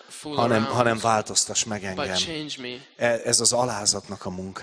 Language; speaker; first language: Hungarian; native; Hungarian